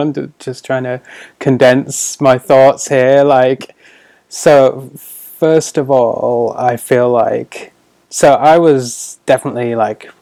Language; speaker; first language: English; native; English